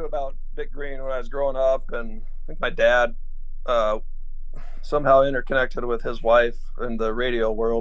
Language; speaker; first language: English; native; English